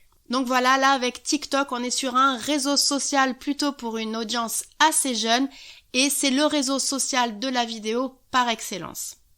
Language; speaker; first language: French; native; French